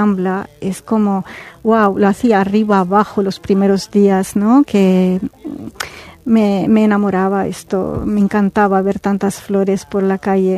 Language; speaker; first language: Spanish; non-native, fluent; Arabic